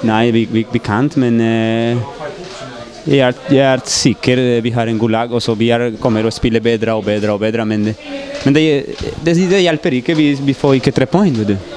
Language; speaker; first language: Norwegian; non-native, learner; Spanish